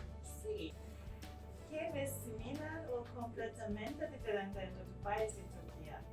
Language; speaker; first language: Spanish; non-native, fluent; Turkish